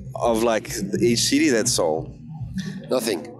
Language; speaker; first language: English; native; English